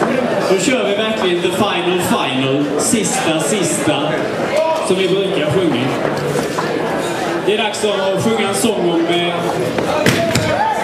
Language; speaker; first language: Swedish; native; Swedish